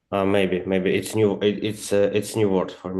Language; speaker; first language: English; non-native, learner; Ukrainian